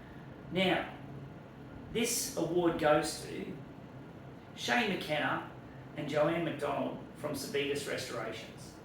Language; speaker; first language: English; native; English